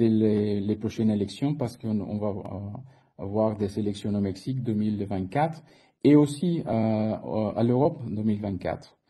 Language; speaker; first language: French; non-native, fluent; Spanish